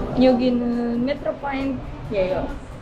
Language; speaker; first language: Korean; non-native, learner; Filipino